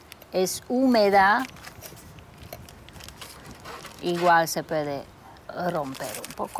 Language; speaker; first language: Spanish; non-native, fluent; Romanian